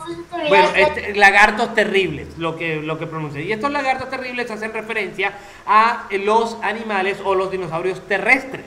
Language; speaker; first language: Spanish; native; Spanish